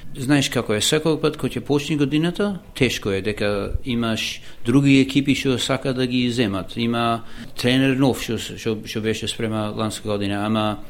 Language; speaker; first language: Macedonian; early bilingual, heritage; Macedonian